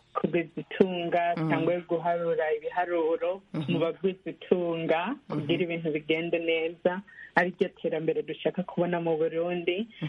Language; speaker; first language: Rundi; early bilingual, heritage; Rundi